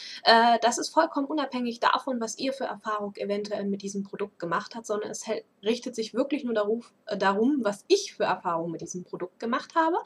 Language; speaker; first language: German; native; German